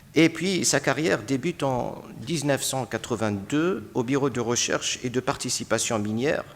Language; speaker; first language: French; non-native, local second language; Arabic